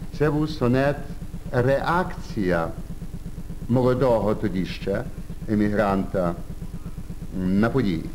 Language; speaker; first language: Ukrainian; early bilingual, heritage; Ukrainian